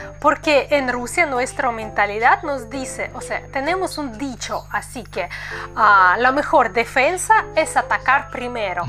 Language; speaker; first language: Spanish; non-native, fluent; Russian